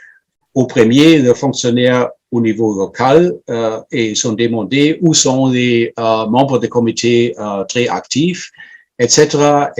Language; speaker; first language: French; non-native, fluent; German